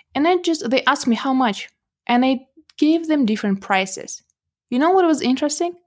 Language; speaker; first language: English; non-native, fluent; Russian